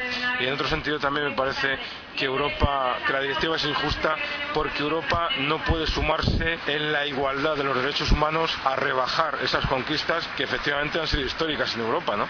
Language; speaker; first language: Spanish; native; Spanish